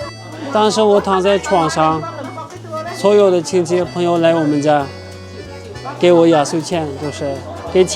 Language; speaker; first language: Chinese; non-native, local second language; Uyghur